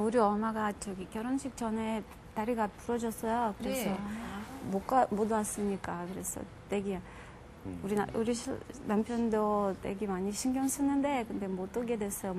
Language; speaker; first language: Korean; non-native, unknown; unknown